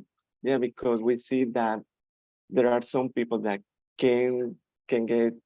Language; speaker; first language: English; non-native, learner; Spanish